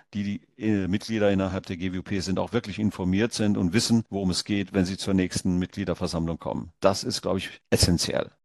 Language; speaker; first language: German; early bilingual, heritage; German